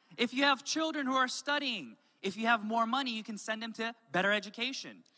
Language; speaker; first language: English; native; English